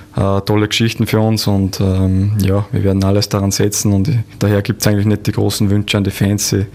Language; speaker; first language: German; native; German